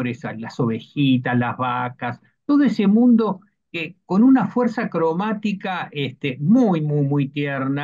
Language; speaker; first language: Spanish; native; Spanish